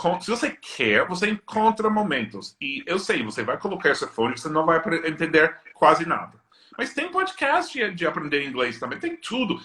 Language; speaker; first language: Portuguese; non-native, fluent; English